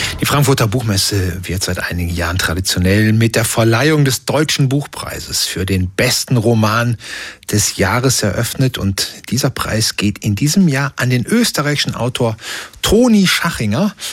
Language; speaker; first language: German; native; German